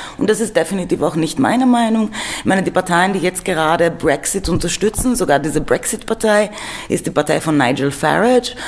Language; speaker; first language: German; non-native, fluent; Greek